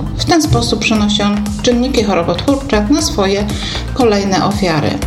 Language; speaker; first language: Polish; native; Polish